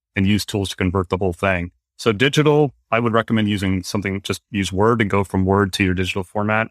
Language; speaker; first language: English; native; English